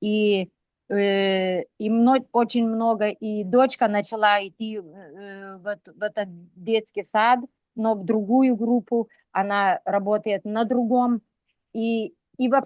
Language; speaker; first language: Russian; non-native, local second language; Lithuanian